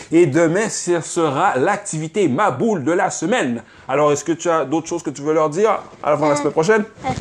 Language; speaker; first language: French; native; French